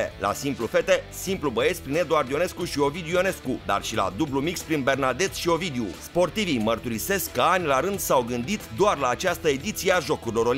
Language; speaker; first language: Romanian; native; Romanian